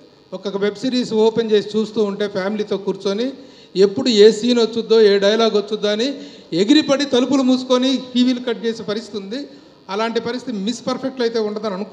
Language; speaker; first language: Telugu; native; Telugu